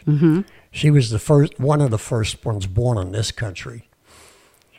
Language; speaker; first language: English; native; English